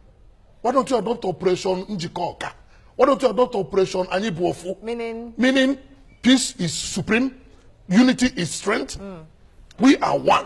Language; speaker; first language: English; non-native, local second language; Igbo